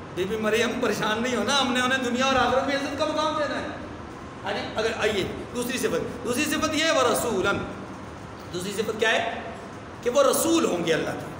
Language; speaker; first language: Urdu; non-native, local second language; Northern Hindko